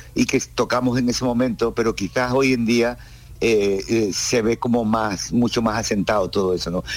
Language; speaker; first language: Spanish; native; Spanish